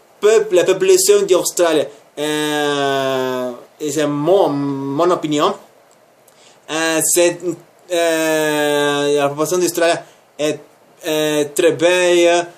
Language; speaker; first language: French; non-native, learner; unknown